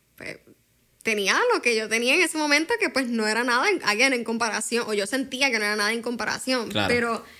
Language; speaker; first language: Spanish; native; Spanish